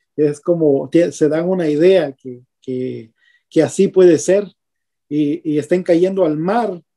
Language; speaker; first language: Spanish; native; Spanish